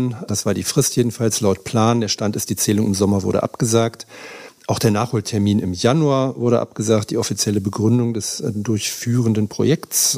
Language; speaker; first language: German; native; German